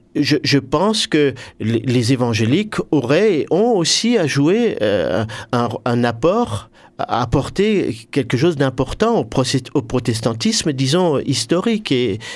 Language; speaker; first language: French; native; French